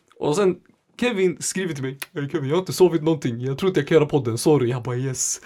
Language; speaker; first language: Swedish; early bilingual, other home language; Indonesian